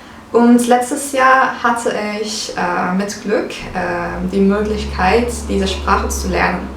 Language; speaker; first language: German; non-native, fluent; Turkish